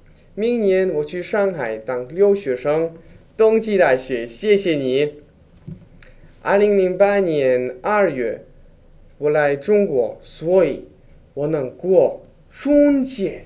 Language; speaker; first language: Chinese; non-native, learner; German